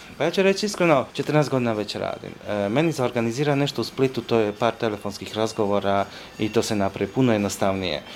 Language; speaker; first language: Croatian; native; Croatian